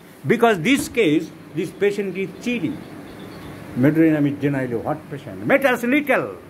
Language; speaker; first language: English; non-native, local second language; Bangla